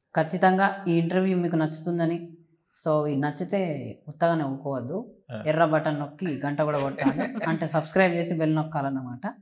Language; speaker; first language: Telugu; native; Telugu